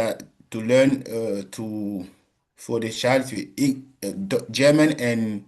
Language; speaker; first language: English; non-native, learner; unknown